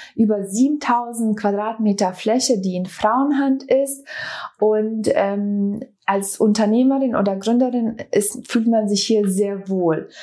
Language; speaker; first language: German; early bilingual, other home language; Bosnian